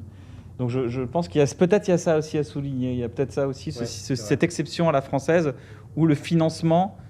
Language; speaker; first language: French; native; French